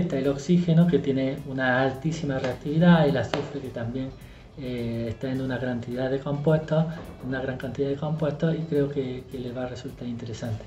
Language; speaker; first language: Spanish; native; Spanish